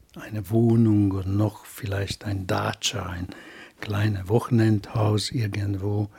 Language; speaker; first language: German; non-native, fluent; Hungarian